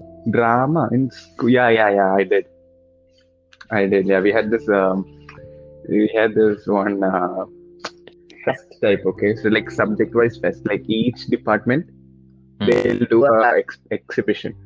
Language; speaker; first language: English; early bilingual, other home language; Malayalam